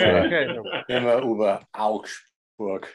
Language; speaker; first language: German; non-native, learner; English